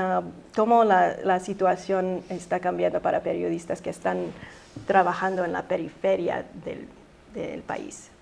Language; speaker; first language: Spanish; early bilingual, heritage; Spanish